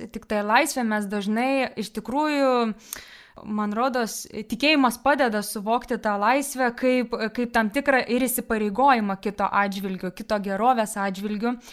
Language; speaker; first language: Lithuanian; native; Lithuanian